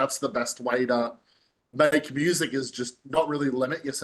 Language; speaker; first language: English; native; English